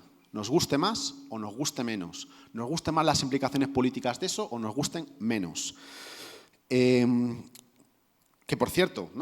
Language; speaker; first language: Spanish; native; Spanish